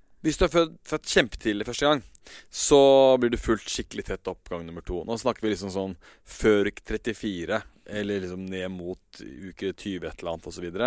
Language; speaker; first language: Norwegian; native; Norwegian